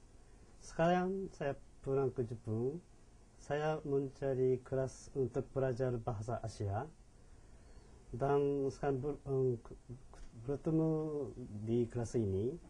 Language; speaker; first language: Indonesian; non-native, learner; Japanese